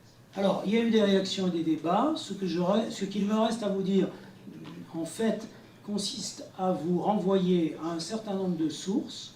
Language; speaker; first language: French; native; French